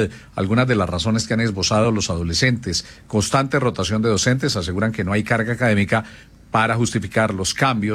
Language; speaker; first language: Spanish; native; Spanish